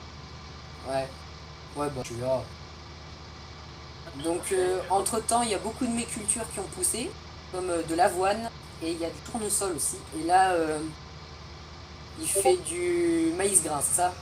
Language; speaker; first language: French; native; French